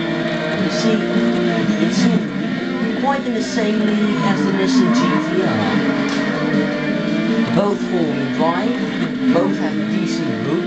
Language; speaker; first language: English; non-native, fluent; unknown